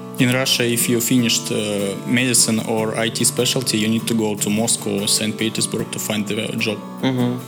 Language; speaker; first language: English; non-native, learner; Russian